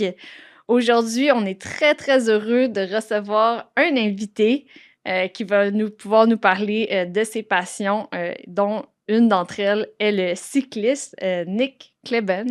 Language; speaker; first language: French; native; French